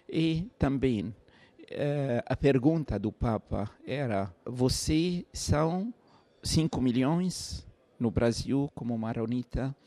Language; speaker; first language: Portuguese; non-native, fluent; Arabic